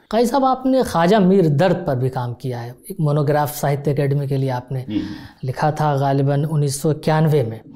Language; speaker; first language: Hindi; native; Hindi